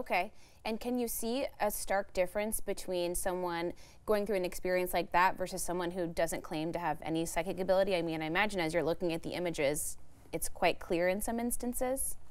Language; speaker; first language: English; native; English